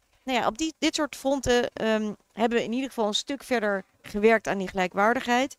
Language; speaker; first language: Dutch; native; Dutch